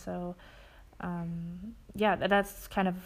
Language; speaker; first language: English; non-native, fluent; German